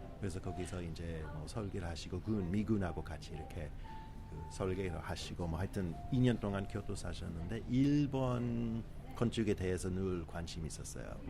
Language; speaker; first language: Korean; non-native, fluent; English